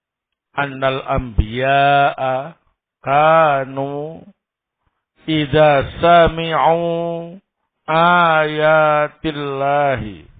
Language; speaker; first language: Arabic; non-native, fluent; Indonesian